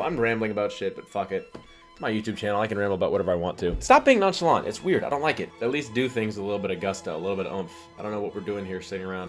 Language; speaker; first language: English; native; English